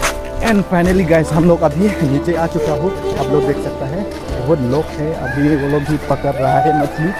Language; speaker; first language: Hindi; non-native, local second language; Karbi